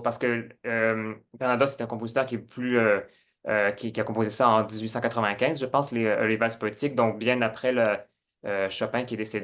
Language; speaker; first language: French; native; French